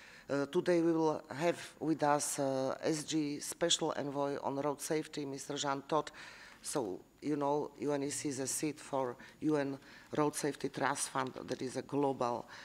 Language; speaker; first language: English; non-native, fluent; Slovak